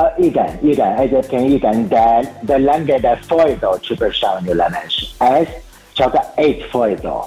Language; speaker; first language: Hungarian; non-native, learner; Chinese